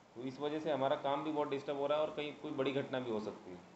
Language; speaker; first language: Hindi; non-native, local second language; Marathi